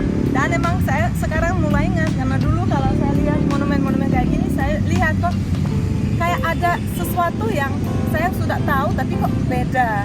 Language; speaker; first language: Indonesian; non-native, fluent; Russian